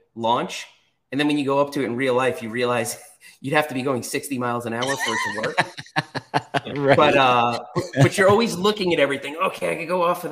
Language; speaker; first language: English; native; English